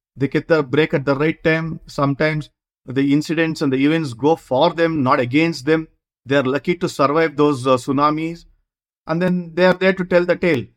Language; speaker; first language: English; non-native, local second language; Kannada